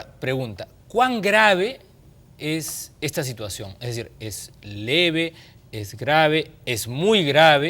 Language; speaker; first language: Spanish; native; Spanish